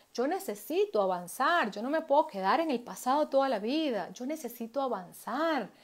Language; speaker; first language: Spanish; native; Spanish